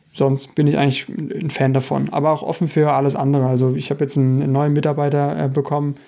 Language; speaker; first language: German; native; German